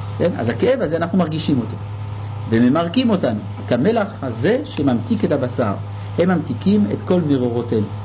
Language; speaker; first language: Hebrew; non-native, fluent; French